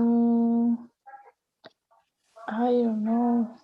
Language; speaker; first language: English; non-native, learner; Spanish